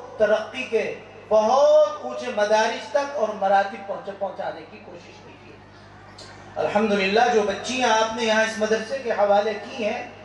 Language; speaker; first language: Urdu; native; Urdu